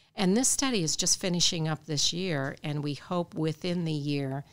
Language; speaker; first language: English; native; English